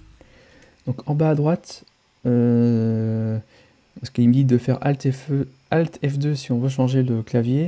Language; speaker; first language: French; native; French